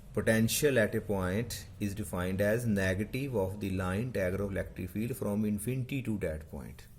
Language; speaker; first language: English; non-native, local second language; Punjabi